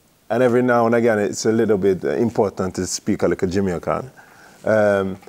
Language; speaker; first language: English; native; English